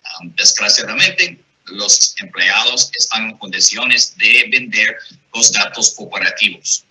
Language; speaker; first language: Spanish; non-native, fluent; English